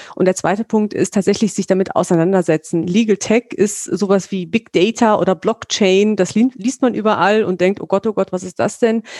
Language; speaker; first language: German; native; German